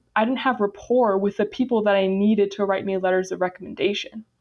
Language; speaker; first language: English; native; English